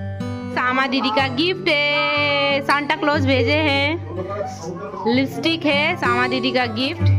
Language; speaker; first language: Hindi; native; Hindi